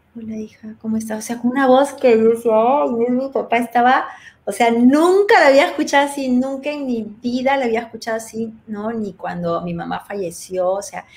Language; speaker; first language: Spanish; native; Spanish